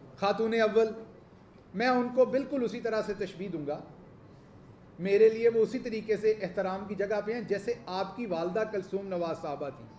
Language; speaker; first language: Urdu; non-native, local second language; Punjabi